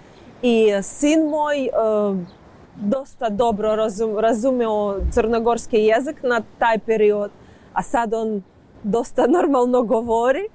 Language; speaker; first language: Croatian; non-native, learner; Ukrainian